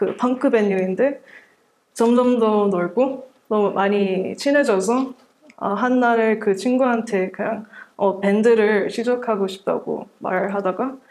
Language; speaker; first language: Korean; early bilingual, heritage; English